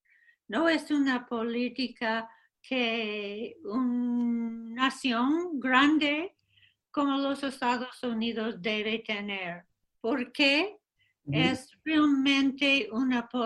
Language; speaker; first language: Spanish; non-native, fluent; English